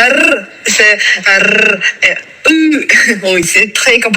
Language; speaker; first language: French; non-native, fluent; Russian